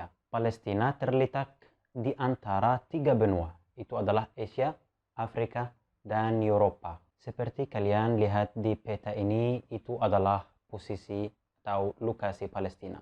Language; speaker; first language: Indonesian; non-native, fluent; Arabic